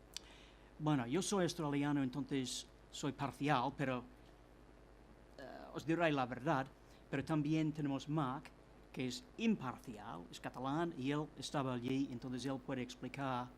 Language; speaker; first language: Spanish; non-native, fluent; English